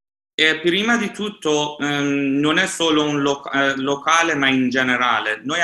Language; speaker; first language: Italian; non-native, fluent; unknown